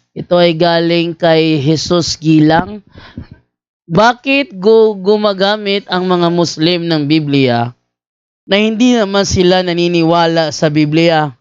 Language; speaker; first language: Filipino; native; Filipino